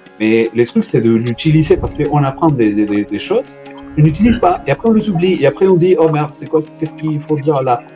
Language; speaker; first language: French; non-native, fluent; Spanish